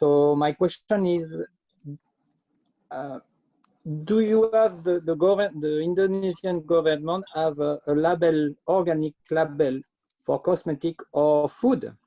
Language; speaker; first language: English; non-native, learner; French